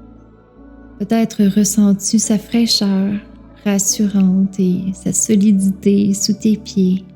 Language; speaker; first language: French; native; French